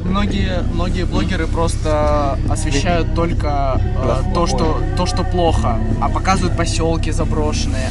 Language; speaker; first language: Russian; native; Russian